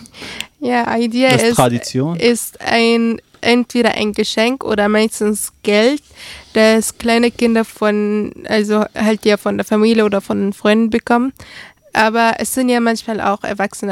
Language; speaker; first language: German; early bilingual, other home language; Arabic